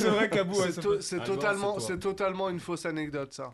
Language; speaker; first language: French; native; French